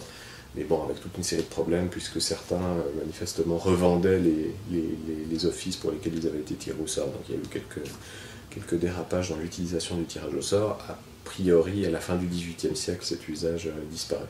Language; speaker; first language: French; native; French